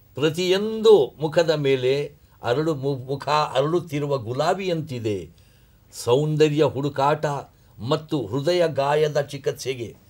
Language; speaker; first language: Kannada; non-native, local second language; Urdu